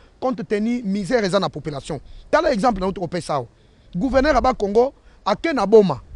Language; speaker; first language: Lingala; non-native, local second language; Kongo